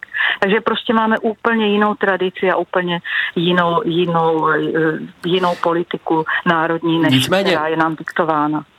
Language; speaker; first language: Czech; native; Czech